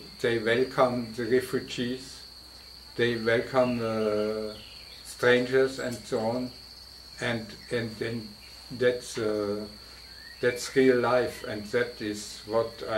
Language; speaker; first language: English; non-native, fluent; German